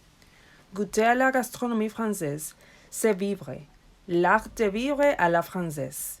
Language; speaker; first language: French; non-native, learner; Spanish